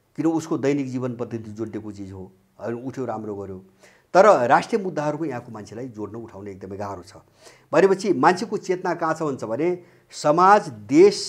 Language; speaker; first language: Nepali; native; Nepali